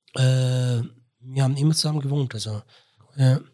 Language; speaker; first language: German; non-native, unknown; Arabic